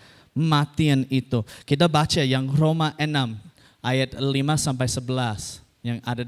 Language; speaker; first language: Indonesian; non-native, fluent; English